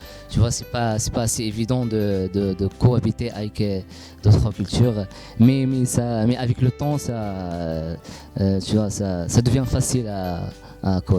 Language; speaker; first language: French; non-native, local second language; Arabic